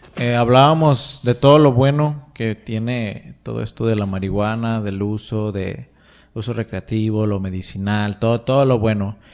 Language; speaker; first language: Spanish; native; Spanish